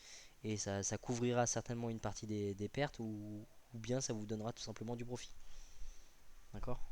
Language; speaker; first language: French; native; French